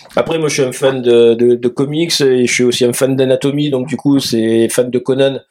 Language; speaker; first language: French; native; French